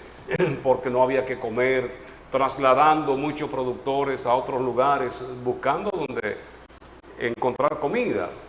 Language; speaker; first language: Spanish; native; Spanish